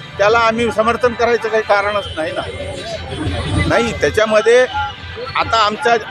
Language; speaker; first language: Marathi; non-native, local second language; Lambadi